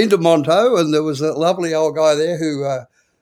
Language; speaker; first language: English; native; English